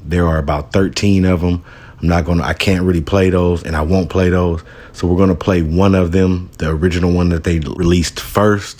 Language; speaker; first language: English; native; English